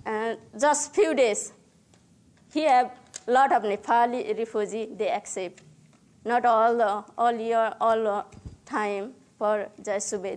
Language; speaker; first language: English; non-native, learner; Nepali